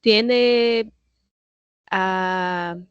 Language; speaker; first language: Spanish; non-native, learner; Portuguese